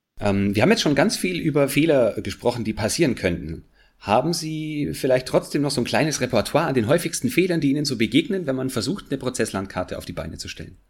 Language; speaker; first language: German; native; German